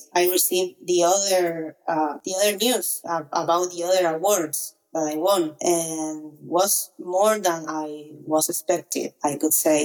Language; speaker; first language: English; non-native, learner; Spanish